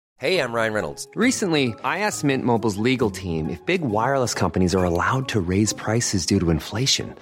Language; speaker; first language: English; native; English